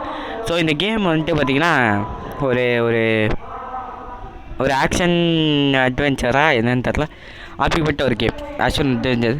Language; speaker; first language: Tamil; native; Tamil